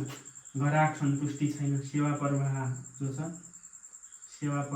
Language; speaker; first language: Nepali; native; Nepali